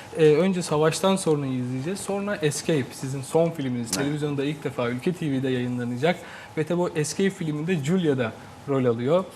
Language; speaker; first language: Turkish; native; Turkish